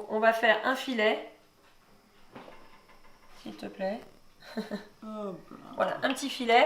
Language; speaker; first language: French; native; French